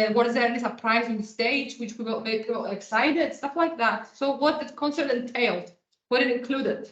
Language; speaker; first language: English; non-native, fluent; Greek